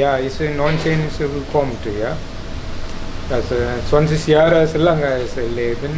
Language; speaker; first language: German; non-native, learner; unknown